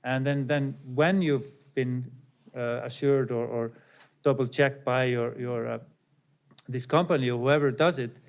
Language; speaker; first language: English; non-native, fluent; Icelandic